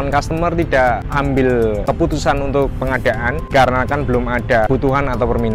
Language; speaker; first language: Indonesian; native; Indonesian